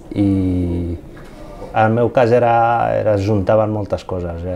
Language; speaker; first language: Catalan; non-native, fluent; Arabic